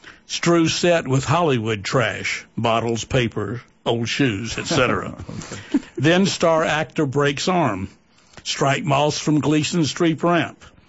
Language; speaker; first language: English; native; English